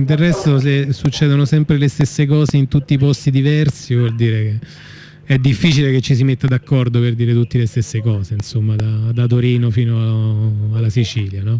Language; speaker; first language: Italian; native; Italian